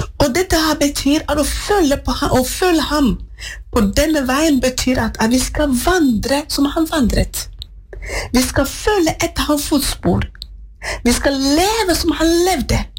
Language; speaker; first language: Norwegian; non-native, fluent; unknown